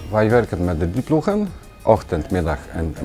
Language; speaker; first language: Dutch; non-native, learner; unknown